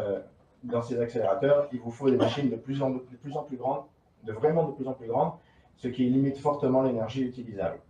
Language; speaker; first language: French; native; French